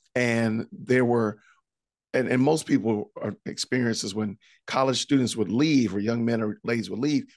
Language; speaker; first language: English; native; English